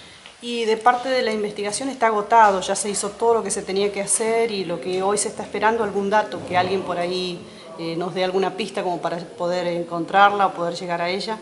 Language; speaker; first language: Spanish; native; Spanish